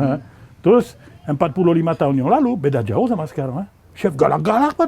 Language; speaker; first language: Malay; non-native, fluent; French